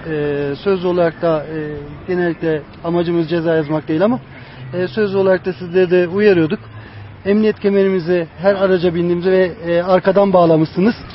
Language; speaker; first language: Turkish; native; Turkish